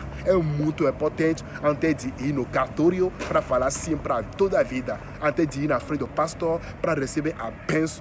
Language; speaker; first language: Portuguese; non-native, fluent; French